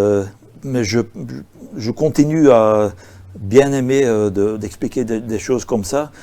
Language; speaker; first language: French; non-native, local second language; Dutch